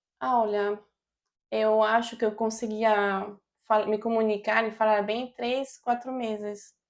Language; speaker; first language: Portuguese; non-native, fluent; French